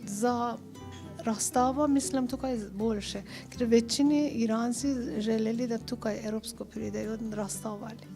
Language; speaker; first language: Slovenian; non-native, learner; Persian